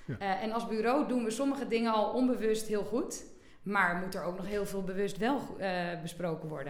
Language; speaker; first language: Dutch; native; Dutch